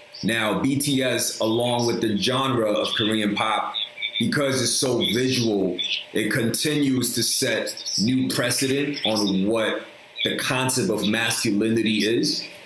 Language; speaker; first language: English; early bilingual, other home language; Korean